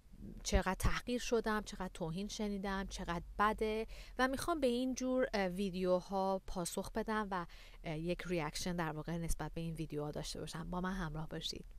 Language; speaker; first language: Persian; native; Persian